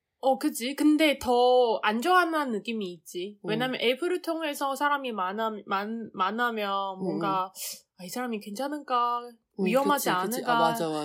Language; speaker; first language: Korean; non-native, learner; Chinese